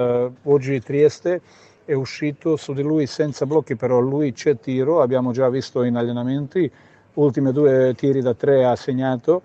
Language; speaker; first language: Italian; non-native, fluent; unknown